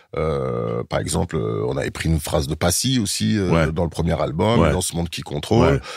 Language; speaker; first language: French; early bilingual, heritage; French